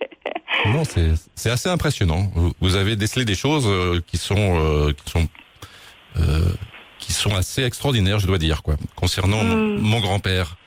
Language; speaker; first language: French; native; French